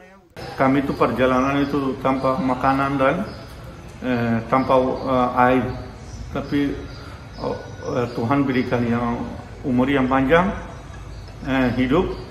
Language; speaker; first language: Indonesian; non-native, learner; Rohingya